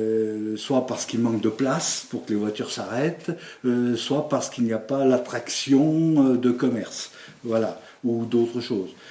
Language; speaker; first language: French; native; French